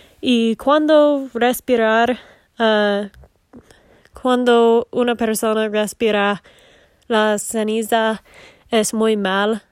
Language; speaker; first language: Spanish; non-native, learner; English